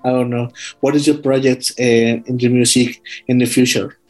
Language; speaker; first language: English; non-native, learner; Spanish